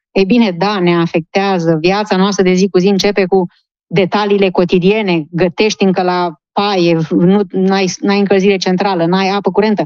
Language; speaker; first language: Romanian; native; Romanian